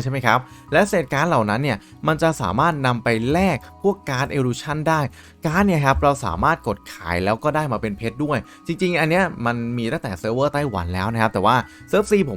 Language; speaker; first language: Thai; native; Thai